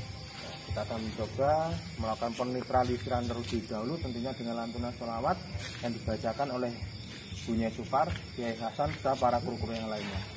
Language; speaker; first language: Indonesian; native; Indonesian